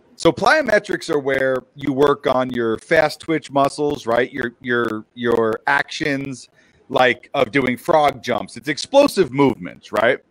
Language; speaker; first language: English; native; English